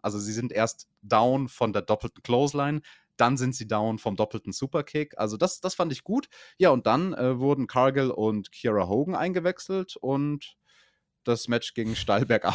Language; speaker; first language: German; native; German